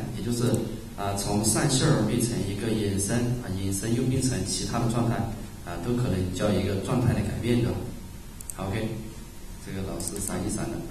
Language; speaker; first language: Chinese; native; Chinese